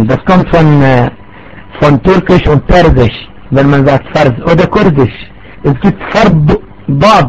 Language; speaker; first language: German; non-native, fluent; Arabic